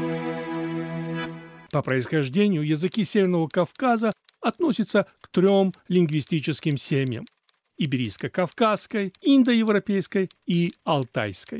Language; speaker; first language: Russian; non-native, local second language; Chechen